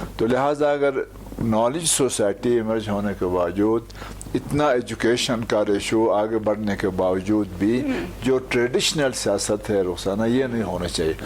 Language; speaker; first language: Urdu; non-native, local second language; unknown